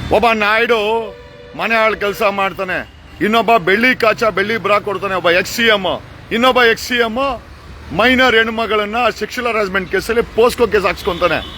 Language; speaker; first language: Kannada; native; Kannada